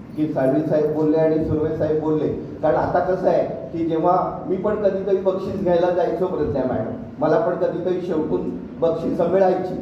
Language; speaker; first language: Marathi; native; Marathi